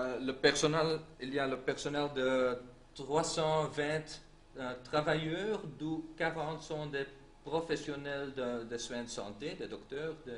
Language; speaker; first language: French; non-native, local second language; Dutch